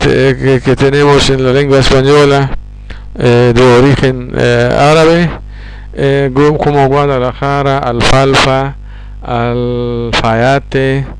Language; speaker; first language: Spanish; non-native, fluent; Arabic